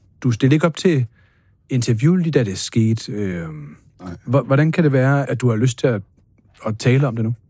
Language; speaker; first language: Danish; native; Danish